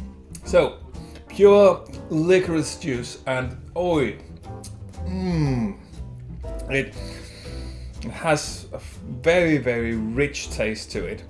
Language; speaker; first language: English; non-native, fluent; Danish